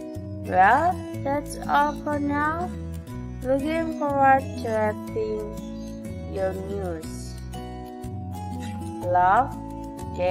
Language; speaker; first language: English; non-native, fluent; Indonesian